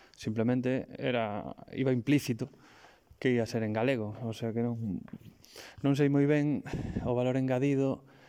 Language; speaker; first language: Galician; native; Galician